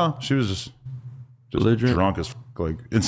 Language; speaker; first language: English; native; English